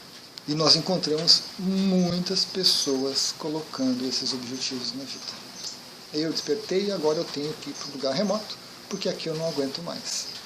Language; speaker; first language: Portuguese; native; Portuguese